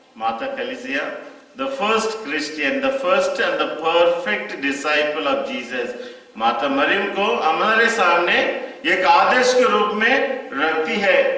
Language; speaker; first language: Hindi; non-native, local second language; Tamil